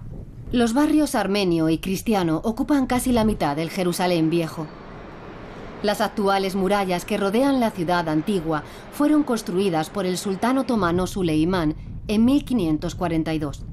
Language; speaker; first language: Spanish; native; Spanish